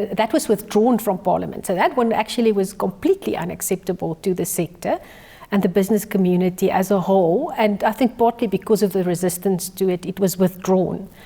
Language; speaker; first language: English; non-native, local second language; Afrikaans